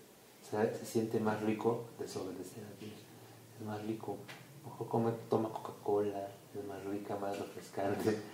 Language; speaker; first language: Spanish; native; Spanish